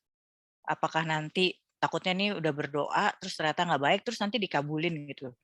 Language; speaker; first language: Indonesian; native; Indonesian